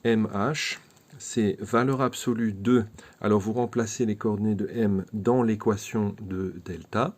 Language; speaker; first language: French; native; French